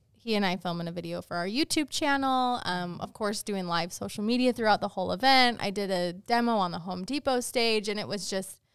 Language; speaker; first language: English; native; English